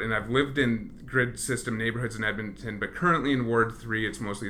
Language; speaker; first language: English; native; English